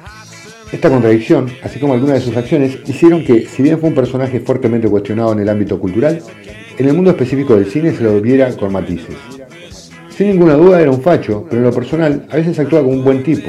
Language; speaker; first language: Spanish; native; Spanish